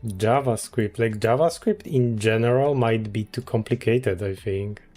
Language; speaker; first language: English; non-native, fluent; Polish